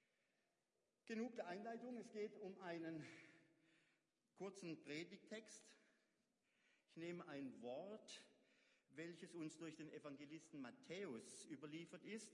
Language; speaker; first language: German; native; German